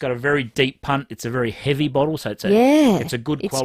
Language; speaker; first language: English; native; English